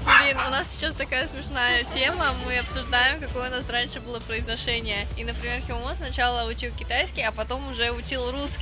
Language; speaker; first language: Russian; early bilingual, heritage; Russian